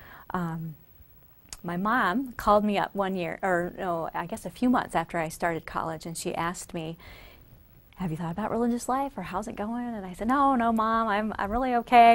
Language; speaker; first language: English; native; English